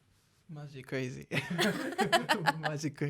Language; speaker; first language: Japanese; non-native, learner; English